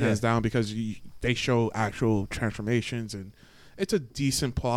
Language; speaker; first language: English; native; English